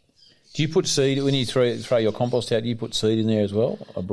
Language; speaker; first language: English; native; English